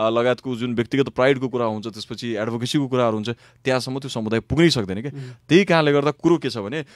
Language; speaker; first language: Nepali; non-native, local second language; Maithili